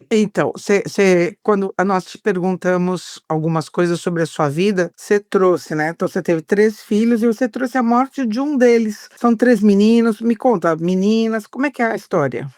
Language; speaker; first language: Portuguese; native; Portuguese